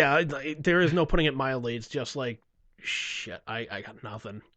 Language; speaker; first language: English; native; English